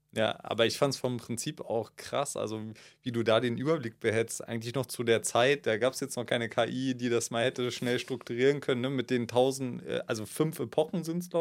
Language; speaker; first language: German; native; German